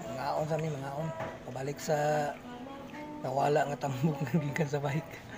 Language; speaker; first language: Filipino; non-native, local second language; Cebuano